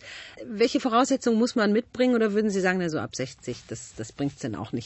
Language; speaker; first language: German; native; German